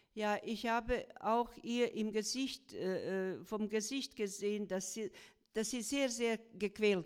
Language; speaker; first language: German; non-native, fluent; Croatian